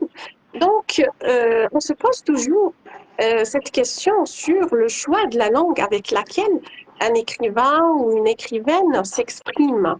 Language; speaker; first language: French; non-native, local second language; Arabic